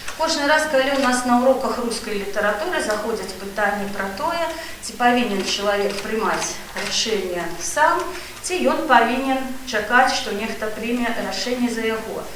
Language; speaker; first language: Belarusian; non-native, local second language; Russian